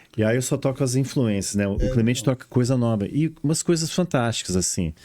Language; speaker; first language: Portuguese; early bilingual, other home language; English